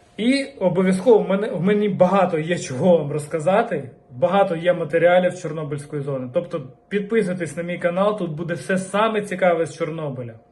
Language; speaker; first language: Ukrainian; non-native, local second language; Russian